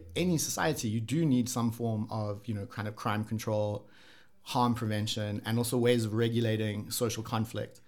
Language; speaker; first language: English; native; English